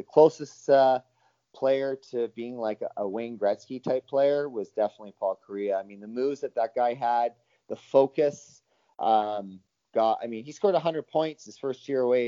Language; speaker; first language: English; native; English